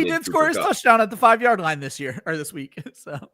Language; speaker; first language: English; native; English